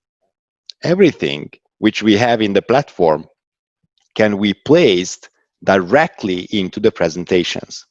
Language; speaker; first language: English; non-native, fluent; Hungarian